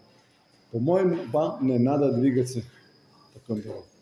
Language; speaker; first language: Russian; non-native, fluent; Serbian